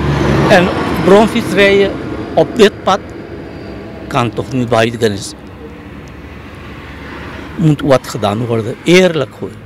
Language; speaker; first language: Dutch; non-native, local second language; Caribbean Hindustani